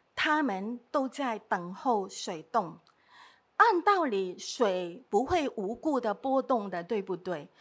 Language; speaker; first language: Chinese; non-native, fluent; Cantonese